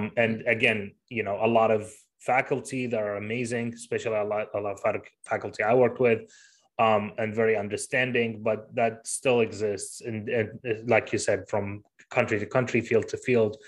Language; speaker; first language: English; non-native, fluent; Arabic